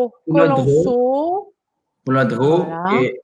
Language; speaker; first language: French; non-native, fluent; Portuguese